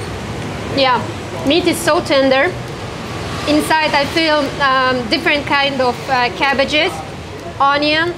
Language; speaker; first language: English; non-native, fluent; Kazakh